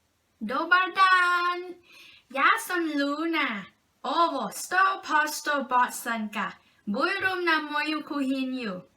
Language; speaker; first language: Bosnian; non-native, learner; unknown